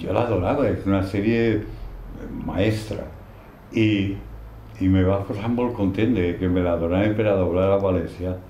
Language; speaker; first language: Catalan; non-native, local second language; Spanish